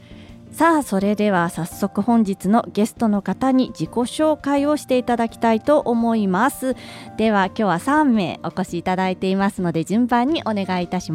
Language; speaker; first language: Japanese; native; Japanese